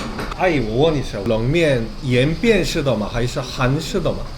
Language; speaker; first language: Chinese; non-native, learner; Korean